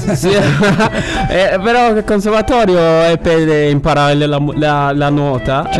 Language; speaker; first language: Italian; non-native, learner; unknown